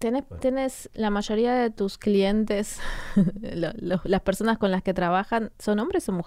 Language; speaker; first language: Spanish; native; Spanish